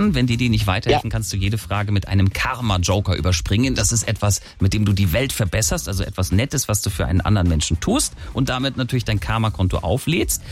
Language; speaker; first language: German; native; German